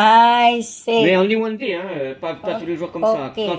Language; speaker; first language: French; non-native, learner; Filipino